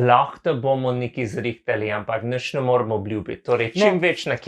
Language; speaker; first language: Slovenian; non-native, learner; English